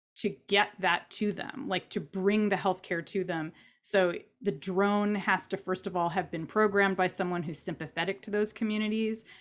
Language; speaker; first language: English; native; English